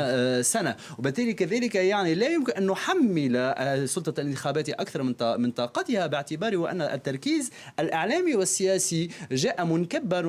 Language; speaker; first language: Arabic; native; Arabic